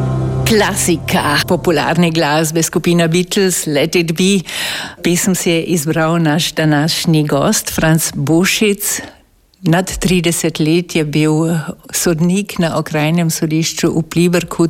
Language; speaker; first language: Slovenian; native; Slovenian